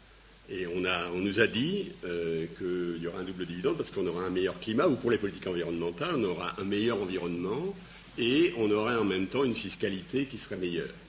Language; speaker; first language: French; native; French